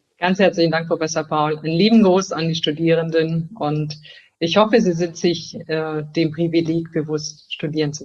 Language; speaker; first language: German; native; German